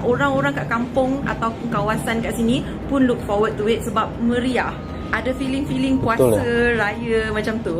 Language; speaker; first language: Malay; native; Malay